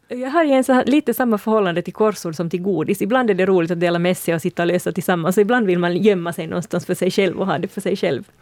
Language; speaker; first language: Swedish; native; Swedish